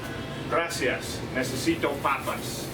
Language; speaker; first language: Spanish; non-native, learner; English